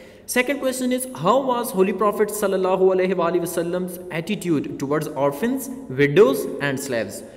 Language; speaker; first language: English; non-native, local second language; Urdu